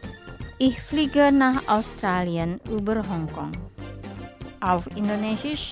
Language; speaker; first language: German; non-native, fluent; Indonesian